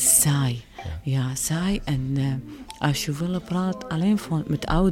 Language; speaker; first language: Dutch; non-native, learner; Arabic